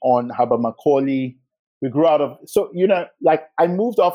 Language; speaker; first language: English; non-native, local second language; Yoruba